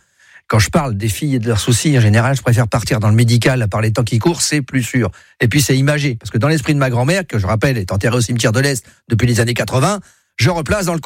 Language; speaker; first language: French; native; French